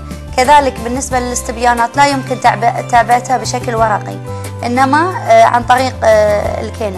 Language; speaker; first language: Arabic; native; Arabic